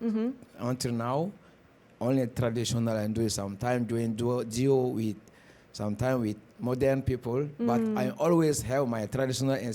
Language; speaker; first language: English; non-native, learner; Bambara